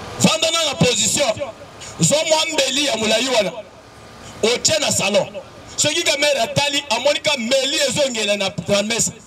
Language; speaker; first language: Lingala; native; Lingala